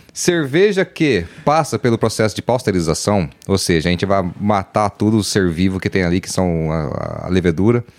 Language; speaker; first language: Portuguese; native; Portuguese